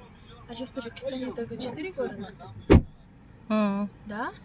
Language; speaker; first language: Russian; non-native, learner; Tajik